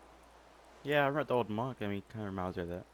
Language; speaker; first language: English; native; English